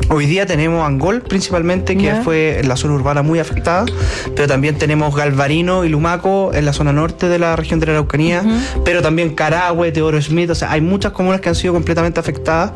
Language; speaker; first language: Spanish; native; Spanish